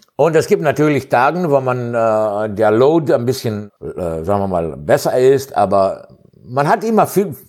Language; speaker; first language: German; non-native, fluent; Greek